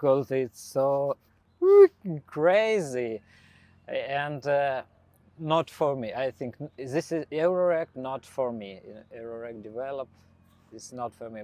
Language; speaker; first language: English; non-native, learner; Belarusian